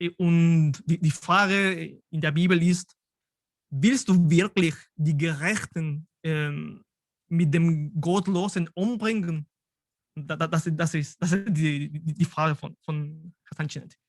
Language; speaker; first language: German; non-native, fluent; Spanish